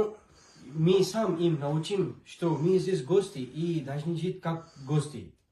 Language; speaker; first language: Russian; non-native, learner; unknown